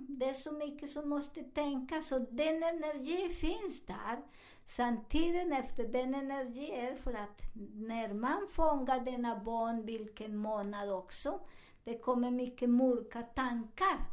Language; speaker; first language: Swedish; non-native, fluent; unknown